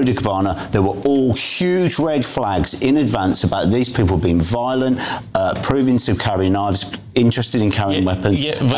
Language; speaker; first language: English; native; English